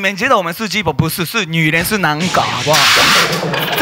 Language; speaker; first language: Chinese; native; Chinese